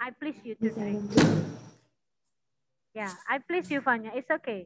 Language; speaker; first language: English; non-native, learner; Indonesian